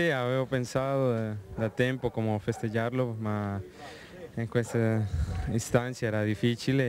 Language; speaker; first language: Italian; non-native, fluent; Spanish